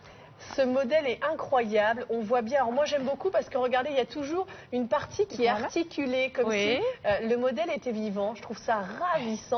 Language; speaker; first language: French; native; French